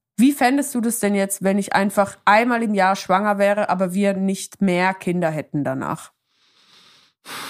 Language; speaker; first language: German; native; German